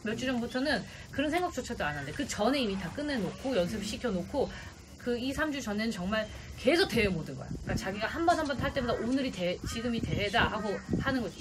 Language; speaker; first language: Korean; native; Korean